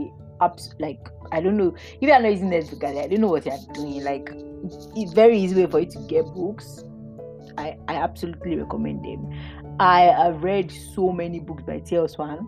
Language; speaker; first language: English; non-native, local second language; Yoruba